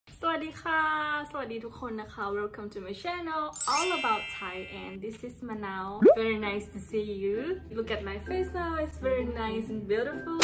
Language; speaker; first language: English; non-native, fluent; Thai